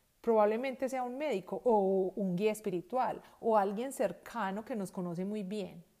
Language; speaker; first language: Spanish; native; Spanish